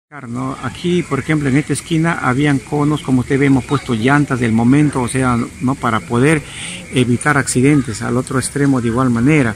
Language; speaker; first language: Spanish; native; Spanish